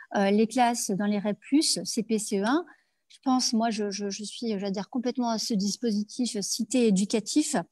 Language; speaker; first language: French; native; French